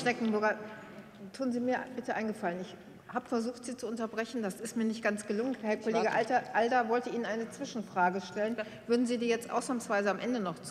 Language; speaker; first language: German; native; German